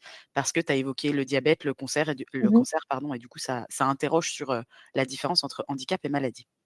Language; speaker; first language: French; native; French